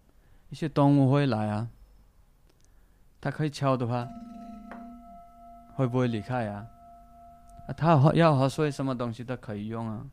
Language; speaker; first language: Chinese; non-native, fluent; Nepali